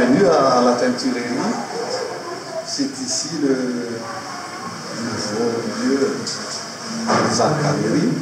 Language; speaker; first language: French; non-native, local second language; Malagasy